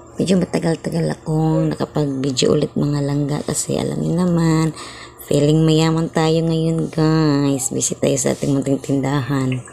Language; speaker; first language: Filipino; non-native, local second language; Cebuano